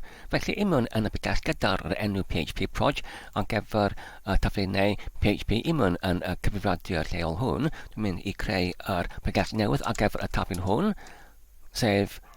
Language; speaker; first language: Welsh; non-native, learner; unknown